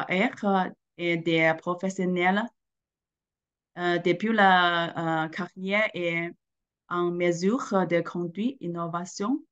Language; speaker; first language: French; non-native, learner; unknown